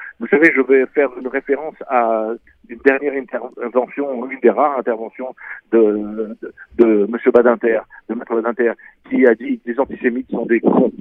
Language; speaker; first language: French; native; French